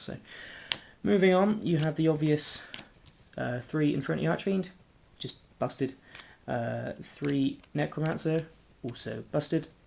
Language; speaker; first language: English; native; English